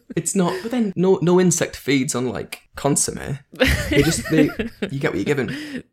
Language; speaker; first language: English; native; English